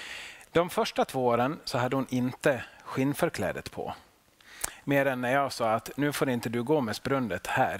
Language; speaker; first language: Swedish; non-native, local second language; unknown